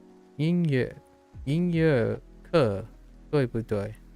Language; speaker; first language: Chinese; non-native, learner; English